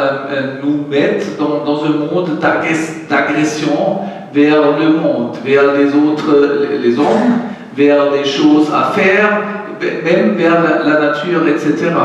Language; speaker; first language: French; non-native, learner; German